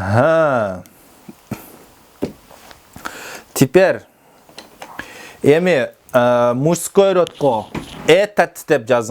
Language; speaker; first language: Russian; non-native, fluent; Kyrgyz